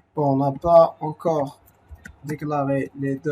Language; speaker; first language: French; non-native, local second language; Arabic